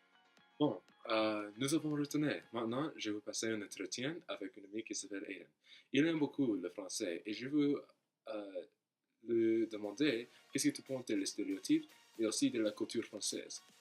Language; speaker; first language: French; non-native, learner; English